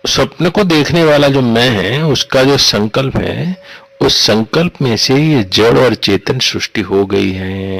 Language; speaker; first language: Hindi; non-native, local second language; Gujarati